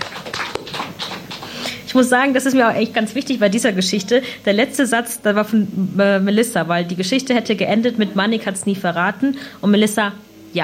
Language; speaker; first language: German; early bilingual, other home language; Punjabi